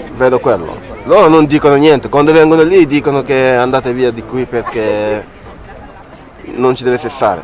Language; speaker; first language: Italian; non-native, learner; Wolof